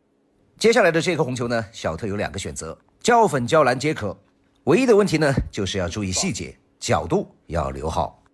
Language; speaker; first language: Chinese; native; Chinese